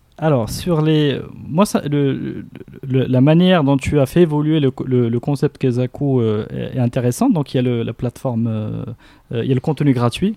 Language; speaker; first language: French; non-native, local second language; Arabic